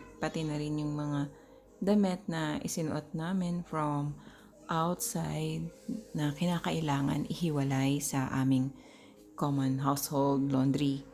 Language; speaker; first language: Filipino; native; Filipino